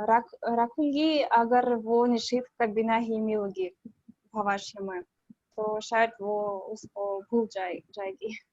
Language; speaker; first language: Hindi; non-native, learner; Russian